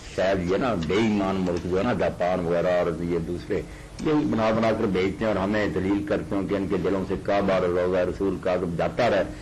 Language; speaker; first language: Urdu; non-native, local second language; Punjabi